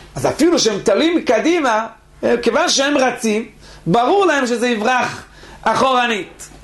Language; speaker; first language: Hebrew; native; Hebrew